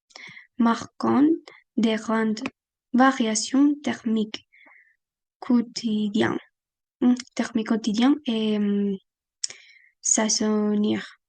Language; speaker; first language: French; non-native, fluent; Spanish